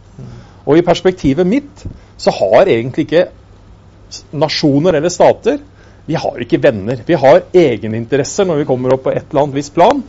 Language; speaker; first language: Norwegian; native; Norwegian